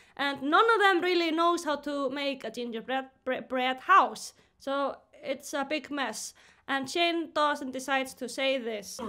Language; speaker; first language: English; non-native, fluent; Icelandic